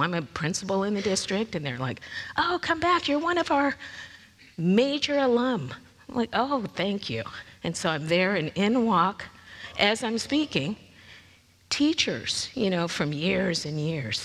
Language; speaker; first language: English; native; English